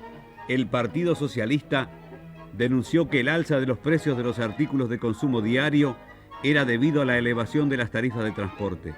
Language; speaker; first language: Spanish; native; Spanish